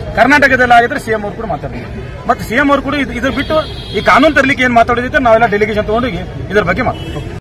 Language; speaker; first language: Kannada; non-native, local second language; Urdu